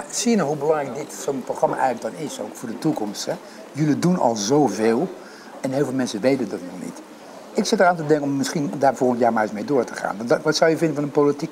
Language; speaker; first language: Dutch; native; Dutch